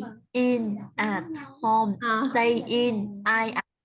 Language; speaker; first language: English; non-native, learner; Vietnamese